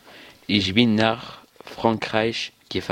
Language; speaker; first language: German; non-native, learner; French